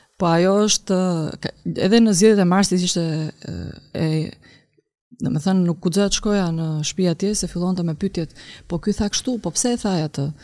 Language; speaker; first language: Albanian; native; Albanian